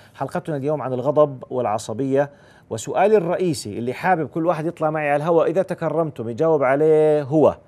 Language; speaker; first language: Arabic; native; Arabic